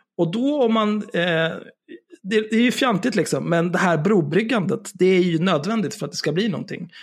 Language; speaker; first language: Swedish; native; Swedish